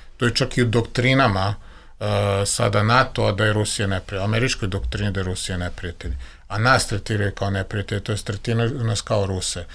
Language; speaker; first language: Serbian; native; Serbian